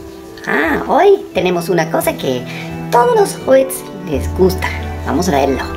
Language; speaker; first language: Spanish; non-native, learner; English